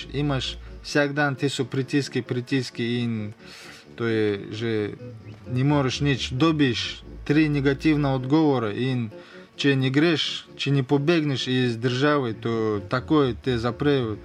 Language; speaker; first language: Slovenian; non-native, learner; Russian